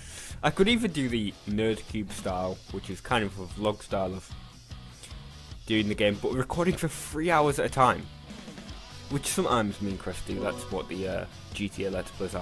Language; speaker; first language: English; native; English